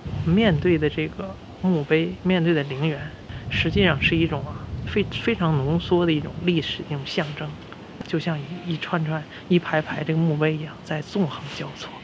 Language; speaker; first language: Chinese; native; Chinese